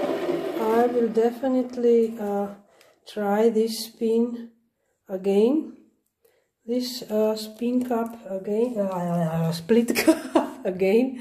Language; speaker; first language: English; non-native, learner; Slovenian